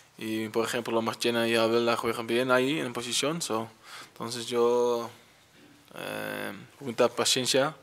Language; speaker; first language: Spanish; non-native, learner; Dutch